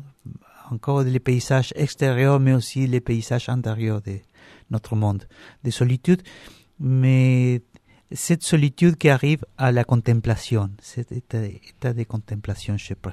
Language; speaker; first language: French; non-native, learner; Spanish